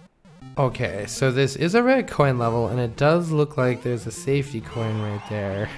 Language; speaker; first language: English; native; English